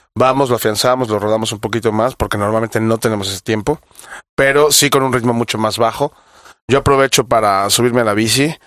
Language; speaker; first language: Spanish; native; Spanish